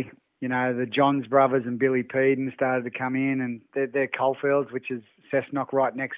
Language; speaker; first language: English; native; English